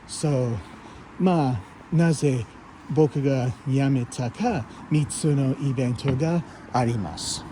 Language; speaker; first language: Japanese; non-native, fluent; English